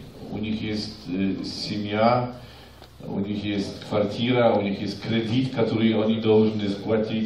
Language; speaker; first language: Russian; non-native, fluent; Polish